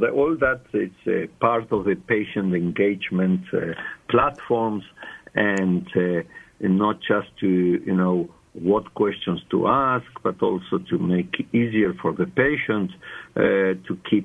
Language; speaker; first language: English; non-native, fluent; Spanish